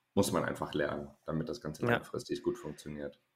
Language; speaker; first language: German; native; German